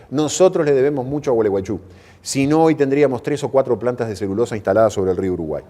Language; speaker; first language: Spanish; native; Spanish